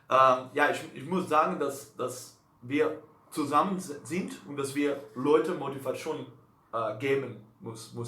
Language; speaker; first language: German; non-native, learner; Dutch